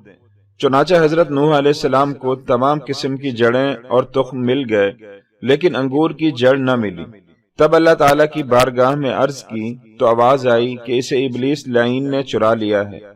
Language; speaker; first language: Urdu; native; Urdu